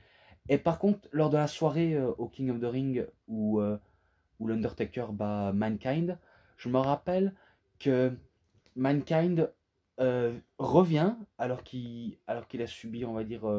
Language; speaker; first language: French; native; French